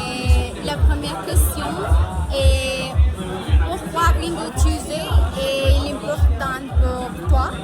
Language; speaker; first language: French; non-native, learner; Spanish